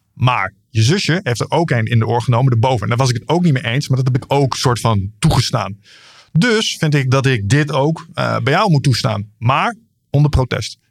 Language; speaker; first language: Dutch; native; Dutch